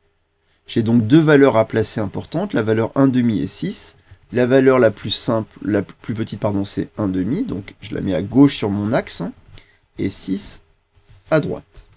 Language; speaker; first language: French; native; French